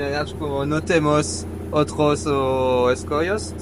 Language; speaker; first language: Portuguese; non-native, learner; French